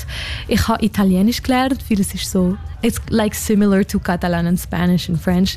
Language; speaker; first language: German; non-native, local second language; French